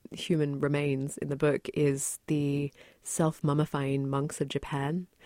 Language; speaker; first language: English; native; English